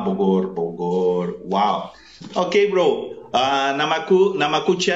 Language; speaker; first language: Indonesian; non-native, learner; Portuguese